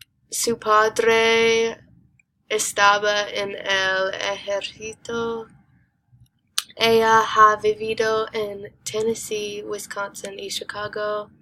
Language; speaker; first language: Spanish; non-native, learner; English